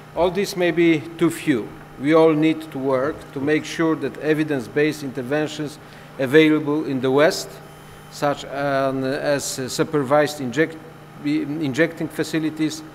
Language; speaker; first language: English; non-native, fluent; Polish